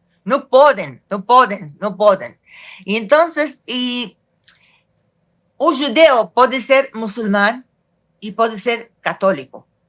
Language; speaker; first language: Portuguese; non-native, fluent; Arabic